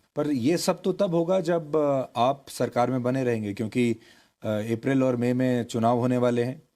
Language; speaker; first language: Hindi; native; Hindi